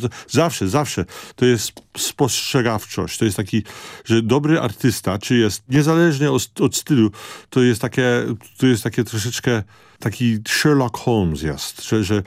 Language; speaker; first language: Polish; early bilingual, other home language; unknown